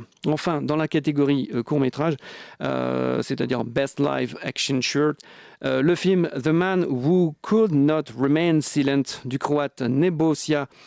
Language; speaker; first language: French; native; French